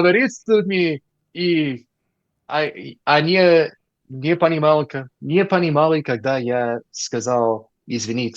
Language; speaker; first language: Russian; non-native, learner; English